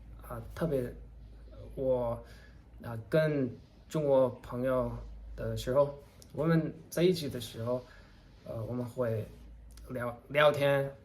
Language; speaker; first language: Chinese; non-native, learner; English